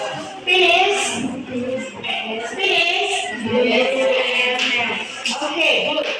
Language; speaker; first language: English; non-native, learner; Indonesian